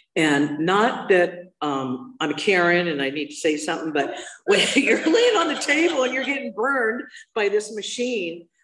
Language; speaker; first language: English; native; English